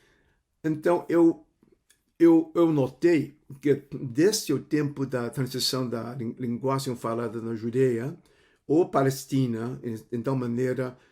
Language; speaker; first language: Portuguese; non-native, fluent; Cantonese